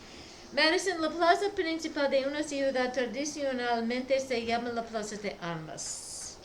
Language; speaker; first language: Spanish; non-native, fluent; English